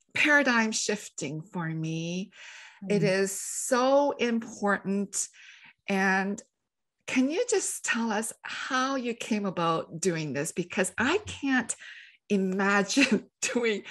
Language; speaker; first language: English; native; English